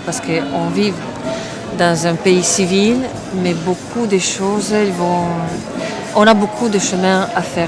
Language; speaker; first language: French; non-native, fluent; Italian